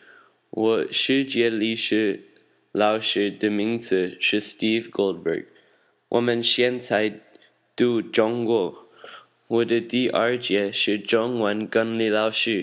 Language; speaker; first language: Chinese; non-native, learner; English